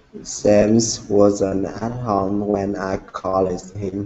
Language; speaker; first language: English; non-native, learner; Vietnamese